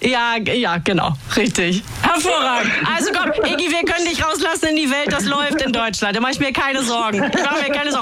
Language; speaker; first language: German; native; German